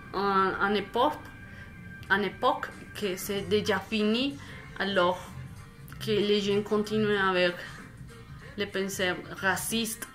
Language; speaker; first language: French; non-native, fluent; Spanish